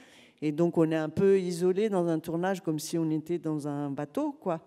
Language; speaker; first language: French; native; French